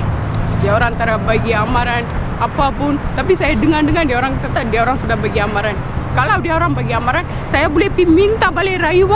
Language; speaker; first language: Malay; non-native, local second language; Tamil